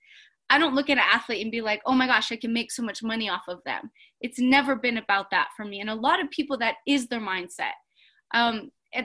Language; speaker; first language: English; native; English